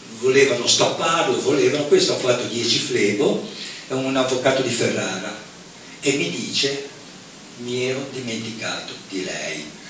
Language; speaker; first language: Italian; native; Italian